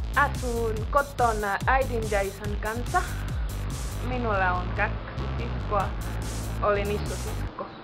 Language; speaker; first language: Finnish; non-native, learner; Spanish